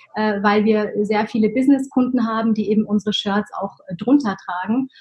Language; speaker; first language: German; early bilingual, other home language; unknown